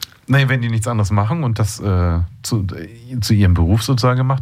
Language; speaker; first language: German; native; German